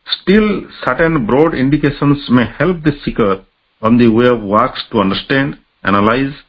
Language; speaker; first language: English; non-native, local second language; Odia